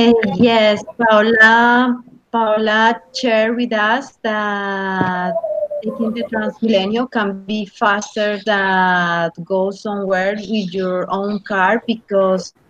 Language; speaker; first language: English; non-native, learner; Spanish